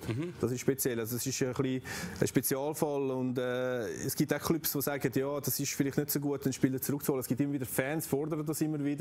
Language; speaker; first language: German; native; German